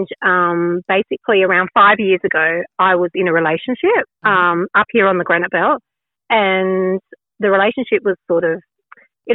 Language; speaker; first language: English; native; English